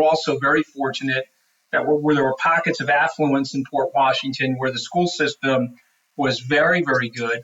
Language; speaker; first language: English; native; English